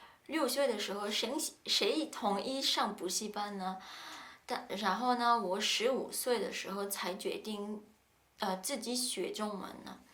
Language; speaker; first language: Chinese; non-native, fluent; French